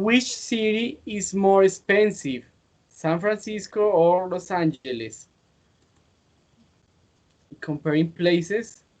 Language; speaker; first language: English; non-native, fluent; Spanish